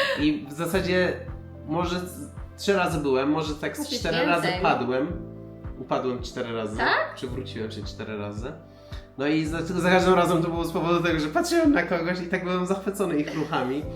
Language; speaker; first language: Polish; non-native, fluent; Persian